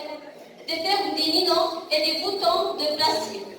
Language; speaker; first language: French; non-native, learner; Arabic